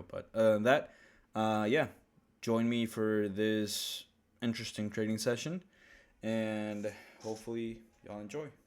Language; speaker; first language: English; early bilingual, other home language; Spanish